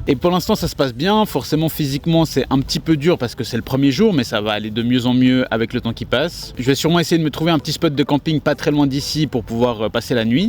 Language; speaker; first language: French; native; French